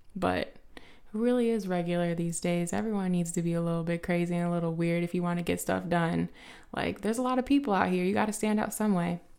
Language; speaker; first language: English; native; English